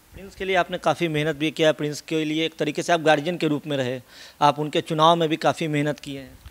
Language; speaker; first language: Hindi; native; Hindi